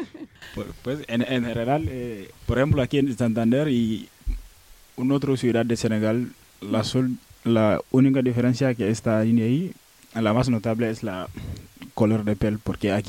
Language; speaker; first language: Spanish; non-native, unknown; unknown